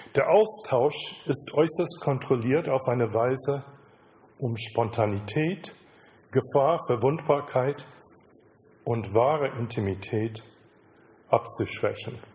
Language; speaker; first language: German; non-native, fluent; English